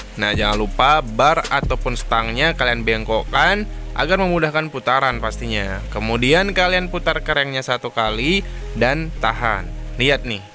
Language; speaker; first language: Indonesian; native; Indonesian